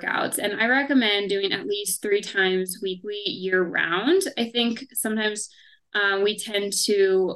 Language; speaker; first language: English; native; English